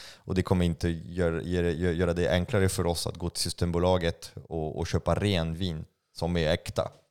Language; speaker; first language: Swedish; non-native, fluent; French